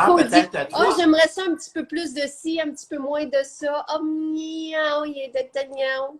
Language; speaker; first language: French; native; French